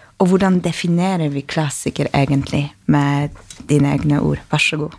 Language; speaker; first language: Norwegian; non-native, fluent; Polish